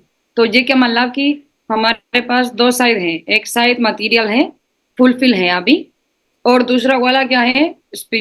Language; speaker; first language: Hindi; non-native, learner; Spanish